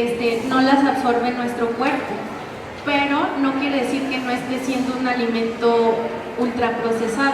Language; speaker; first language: Spanish; native; Spanish